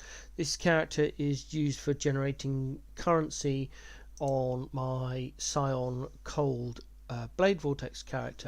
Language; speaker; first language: English; native; English